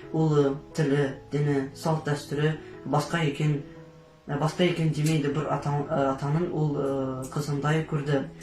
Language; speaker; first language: Kazakh; non-native, local second language; Azerbaijani